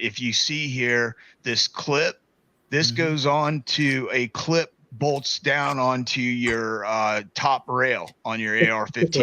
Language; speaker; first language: English; native; English